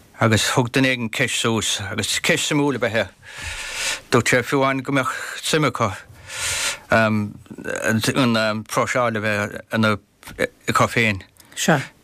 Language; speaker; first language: Irish; native; Irish